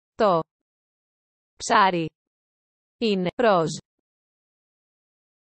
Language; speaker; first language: Greek; non-native, learner; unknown